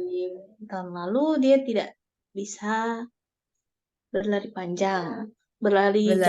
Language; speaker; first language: Indonesian; non-native, learner; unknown